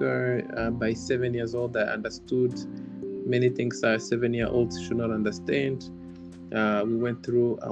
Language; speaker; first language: English; non-native, local second language; Kinyarwanda